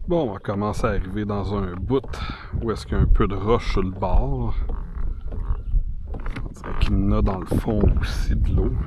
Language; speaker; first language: French; native; French